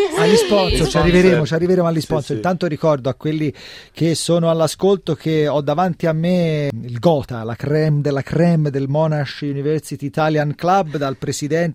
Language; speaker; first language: Italian; native; Italian